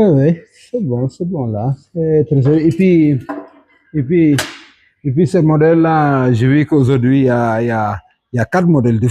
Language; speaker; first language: French; non-native, local second language; Wolof